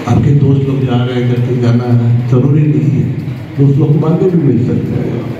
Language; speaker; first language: Hindi; non-native, local second language; Urdu